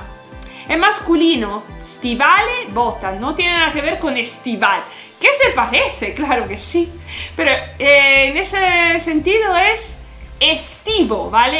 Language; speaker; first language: Spanish; non-native, fluent; Italian